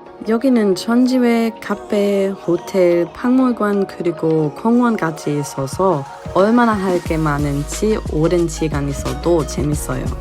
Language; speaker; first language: Korean; non-native, learner; German